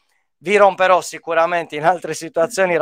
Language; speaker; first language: Italian; native; Italian